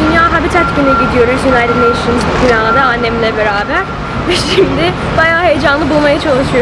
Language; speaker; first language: Turkish; early bilingual, heritage; English